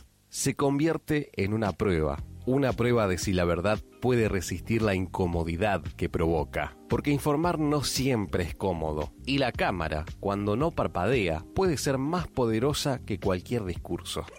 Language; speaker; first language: Spanish; native; Spanish